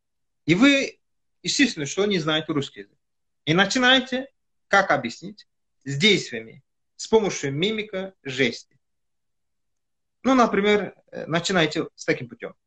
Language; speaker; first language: Russian; non-native, fluent; Kyrgyz